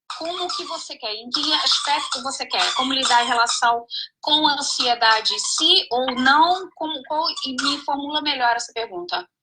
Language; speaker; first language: Portuguese; native; Portuguese